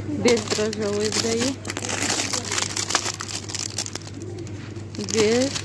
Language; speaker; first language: Russian; non-native, local second language; Tajik